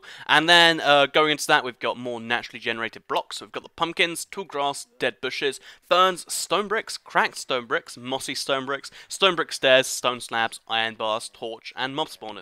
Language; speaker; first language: English; native; English